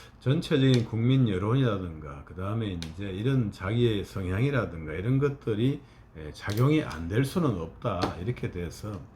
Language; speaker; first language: Korean; native; Korean